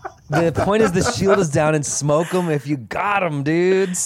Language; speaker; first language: English; native; English